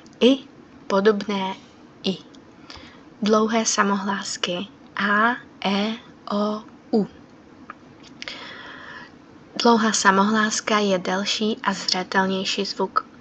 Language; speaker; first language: Czech; non-native, fluent; Ukrainian